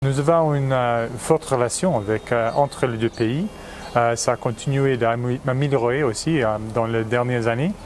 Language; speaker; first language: French; non-native, fluent; English